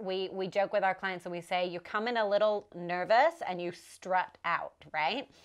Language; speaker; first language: English; native; English